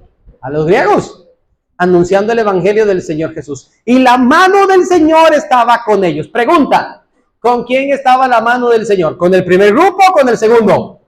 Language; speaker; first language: Spanish; native; Spanish